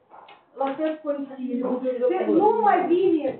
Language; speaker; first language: Romanian; non-native, local second language; Russian